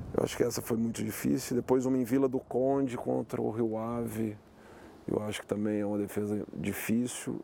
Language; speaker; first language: Portuguese; native; Portuguese